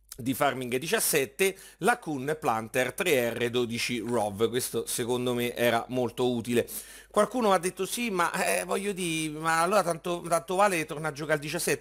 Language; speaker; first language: Italian; native; Italian